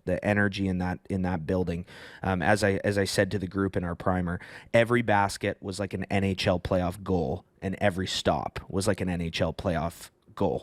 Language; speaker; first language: English; native; English